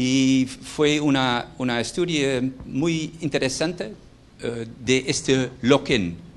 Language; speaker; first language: Spanish; non-native, fluent; Dutch